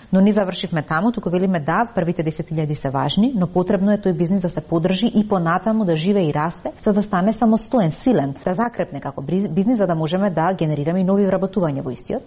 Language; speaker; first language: Macedonian; native; Macedonian